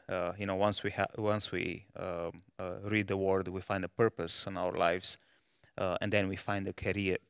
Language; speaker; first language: English; non-native, fluent; Romanian